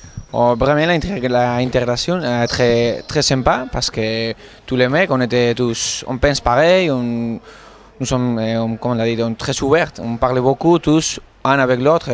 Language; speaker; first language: French; non-native, learner; Spanish